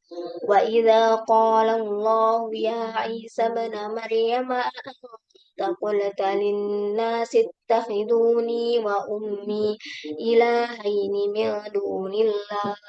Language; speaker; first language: Arabic; non-native, learner; Indonesian